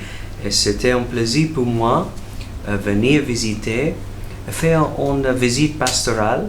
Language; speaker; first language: French; non-native, fluent; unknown